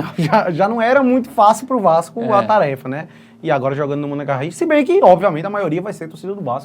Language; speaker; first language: Portuguese; native; Portuguese